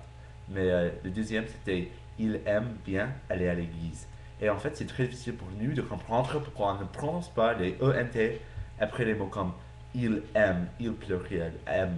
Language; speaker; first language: French; non-native, fluent; English